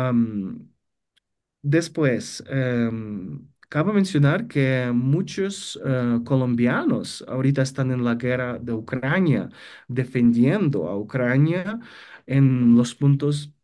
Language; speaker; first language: Spanish; non-native, fluent; Ukrainian